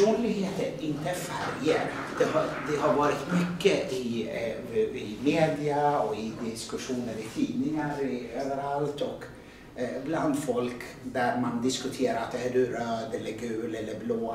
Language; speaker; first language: Swedish; non-native, fluent; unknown